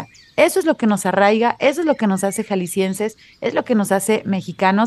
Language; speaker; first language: Spanish; native; Spanish